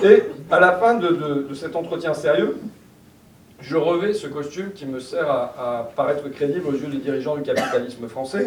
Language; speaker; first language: French; native; French